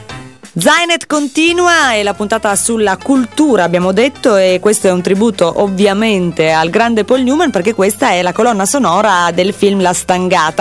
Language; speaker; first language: Italian; native; Italian